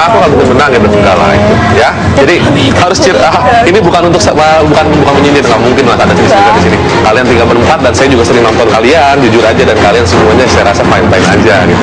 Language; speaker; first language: Indonesian; native; Indonesian